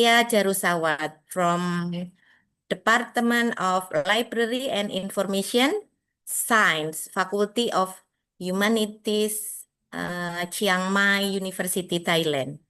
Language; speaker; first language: English; non-native, fluent; Indonesian